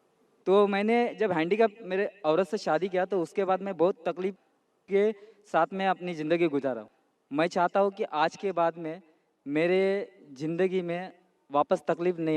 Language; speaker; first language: Hindi; non-native, local second language; Marathi